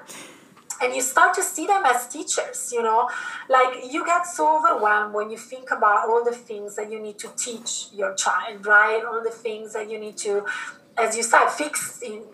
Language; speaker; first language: English; non-native, fluent; Italian